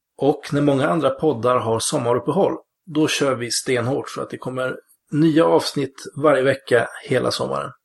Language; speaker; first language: Swedish; native; Swedish